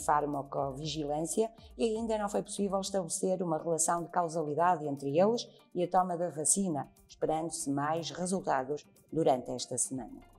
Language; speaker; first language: Portuguese; native; Portuguese